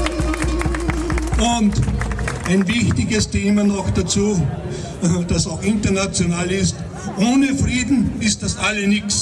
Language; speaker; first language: German; native; German